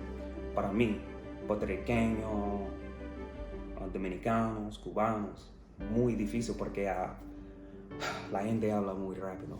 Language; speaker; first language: Spanish; non-native, learner; English